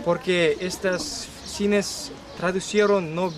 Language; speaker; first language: Spanish; non-native, learner; Kyrgyz